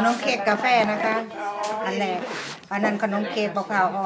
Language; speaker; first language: Swedish; non-native, learner; Thai